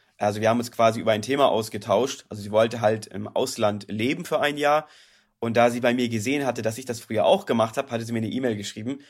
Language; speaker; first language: German; native; German